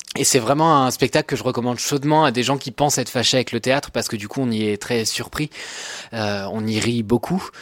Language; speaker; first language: French; native; French